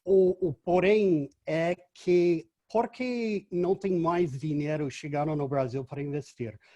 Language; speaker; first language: Portuguese; non-native, fluent; English